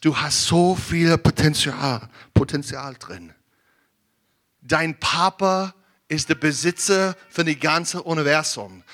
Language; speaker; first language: German; non-native, learner; English